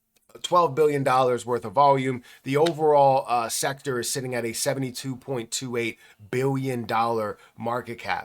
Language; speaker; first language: English; native; English